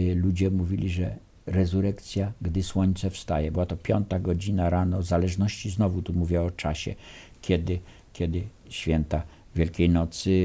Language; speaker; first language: Polish; native; Polish